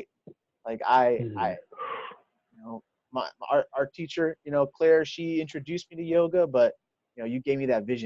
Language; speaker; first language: English; native; English